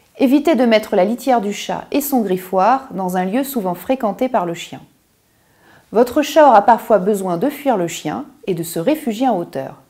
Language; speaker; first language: French; native; French